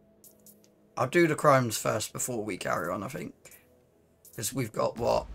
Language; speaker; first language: English; native; English